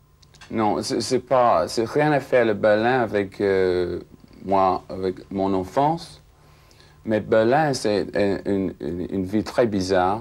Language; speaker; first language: French; non-native, fluent; English